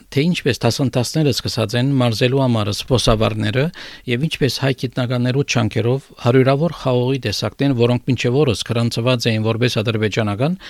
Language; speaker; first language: Armenian; native; Armenian